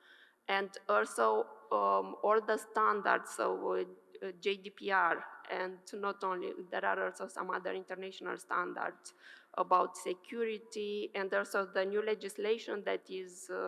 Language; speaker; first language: English; non-native, fluent; Romanian